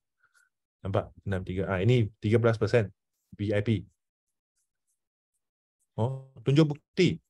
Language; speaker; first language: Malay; non-native, local second language; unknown